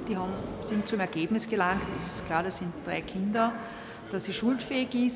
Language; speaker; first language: German; native; German